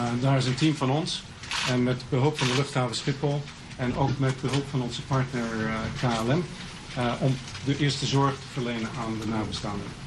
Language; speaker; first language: Dutch; native; Dutch